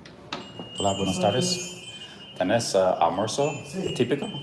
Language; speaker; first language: Spanish; non-native, learner; English